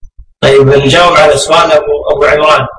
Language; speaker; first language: Arabic; native; Arabic